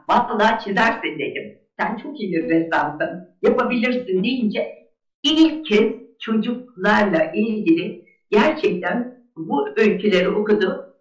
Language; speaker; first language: Turkish; native; Turkish